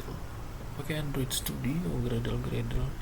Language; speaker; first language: English; non-native, learner; Indonesian